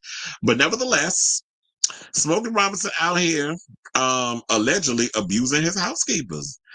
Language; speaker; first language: English; native; English